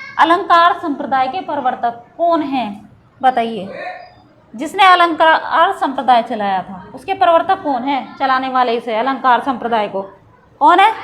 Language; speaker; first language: Hindi; native; Hindi